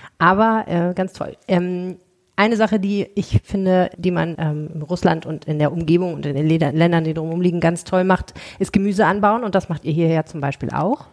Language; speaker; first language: German; native; German